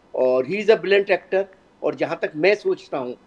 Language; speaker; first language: Hindi; native; Hindi